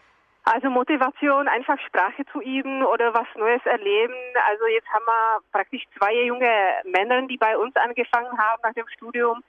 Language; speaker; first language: German; non-native, fluent; Czech